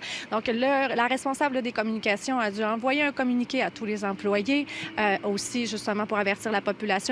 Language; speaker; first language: French; native; French